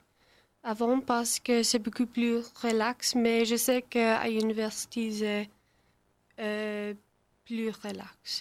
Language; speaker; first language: French; non-native, learner; English